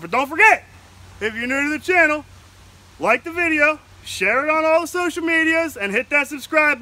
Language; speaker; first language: English; native; English